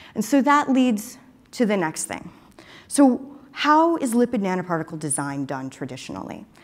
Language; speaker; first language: English; native; English